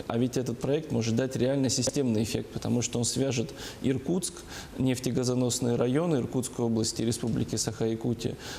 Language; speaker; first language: Russian; native; Russian